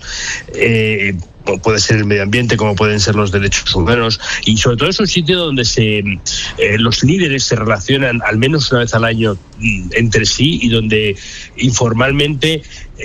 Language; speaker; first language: Spanish; native; Spanish